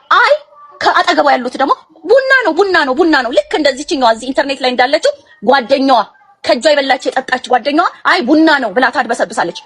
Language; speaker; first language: Amharic; non-native, local second language; Oromo